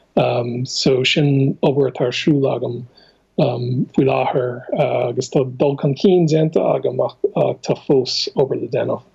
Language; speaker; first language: Irish; non-native, fluent; English